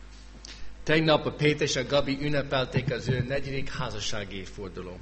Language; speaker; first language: Hungarian; non-native, fluent; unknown